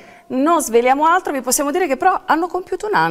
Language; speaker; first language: Italian; native; Italian